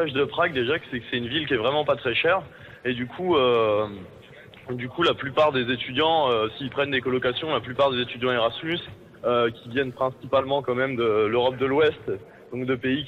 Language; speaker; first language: French; native; French